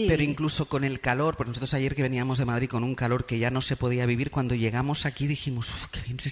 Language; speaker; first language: Spanish; native; Spanish